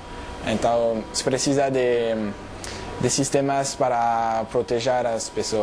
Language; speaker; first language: Portuguese; non-native, learner; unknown